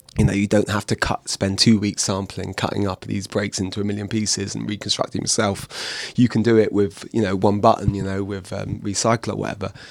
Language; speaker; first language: English; native; English